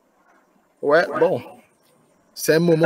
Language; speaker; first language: French; non-native, fluent; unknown